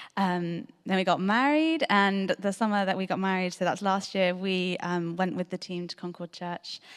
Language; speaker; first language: English; native; English